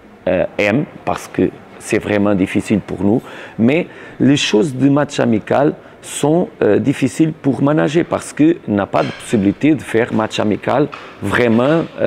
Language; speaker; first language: French; non-native, learner; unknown